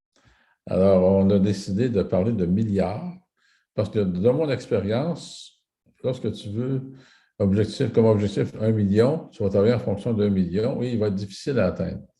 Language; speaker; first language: French; native; French